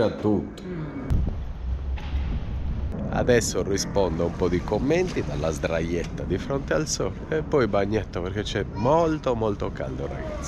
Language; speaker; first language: Italian; native; Italian